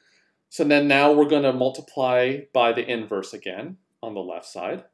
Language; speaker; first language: English; native; English